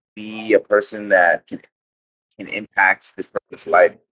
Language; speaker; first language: English; native; English